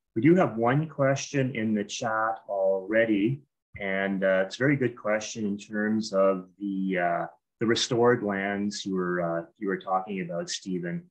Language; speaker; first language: English; native; English